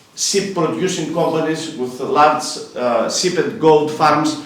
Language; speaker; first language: English; non-native, fluent; Greek